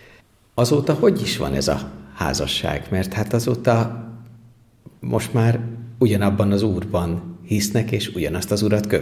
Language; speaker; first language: Hungarian; native; Hungarian